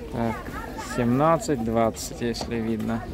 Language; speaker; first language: Russian; non-native, fluent; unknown